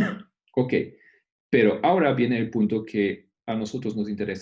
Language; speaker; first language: Spanish; non-native, fluent; Portuguese